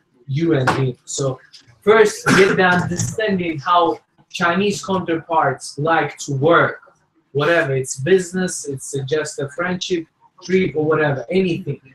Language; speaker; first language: English; non-native, fluent; Russian